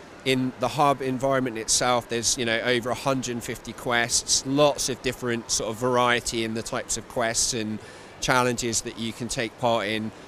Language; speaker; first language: English; native; English